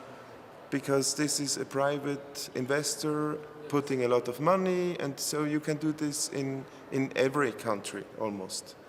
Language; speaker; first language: English; non-native, fluent; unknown